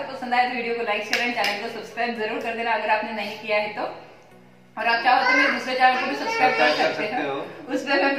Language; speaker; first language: Hindi; non-native, local second language; Marathi